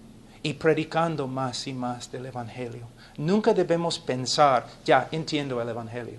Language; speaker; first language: Spanish; non-native, fluent; English